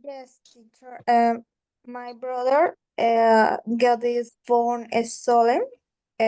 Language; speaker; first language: English; non-native, learner; Spanish